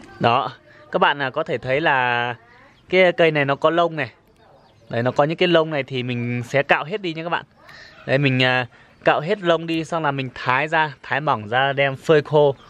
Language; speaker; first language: Vietnamese; non-native, local second language; Iu Mien